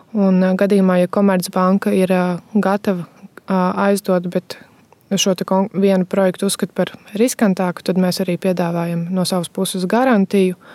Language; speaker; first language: Latvian; native; Latvian